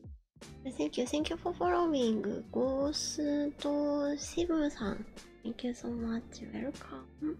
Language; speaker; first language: English; non-native, learner; Japanese